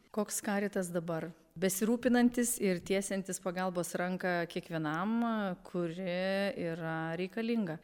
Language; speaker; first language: Lithuanian; native; Lithuanian